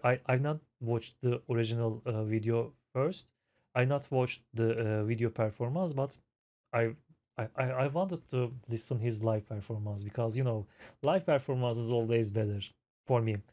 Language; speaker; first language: English; non-native, fluent; Turkish